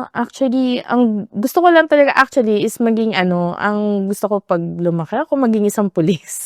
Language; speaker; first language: Filipino; native; Filipino